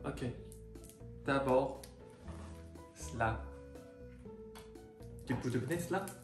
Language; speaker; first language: French; non-native, learner; Korean